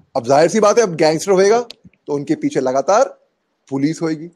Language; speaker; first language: Hindi; native; Hindi